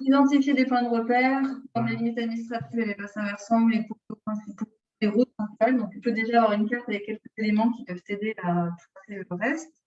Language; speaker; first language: French; native; French